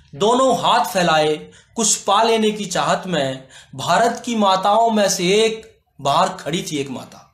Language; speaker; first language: Hindi; native; Hindi